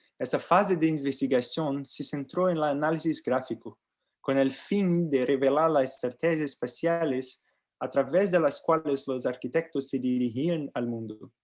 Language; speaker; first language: Spanish; non-native, learner; Portuguese